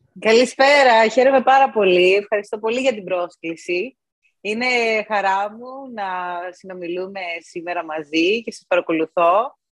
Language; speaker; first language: Greek; native; Greek